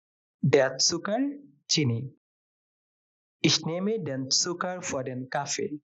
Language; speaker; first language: German; non-native, fluent; Bangla